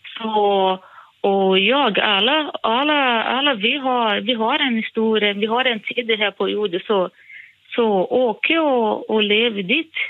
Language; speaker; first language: Swedish; non-native, fluent; Portuguese